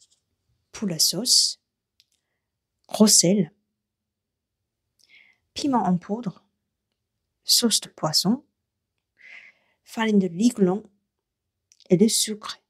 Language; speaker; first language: French; non-native, learner; Korean